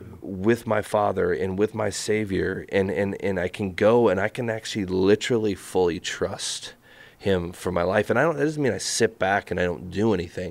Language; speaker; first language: English; native; English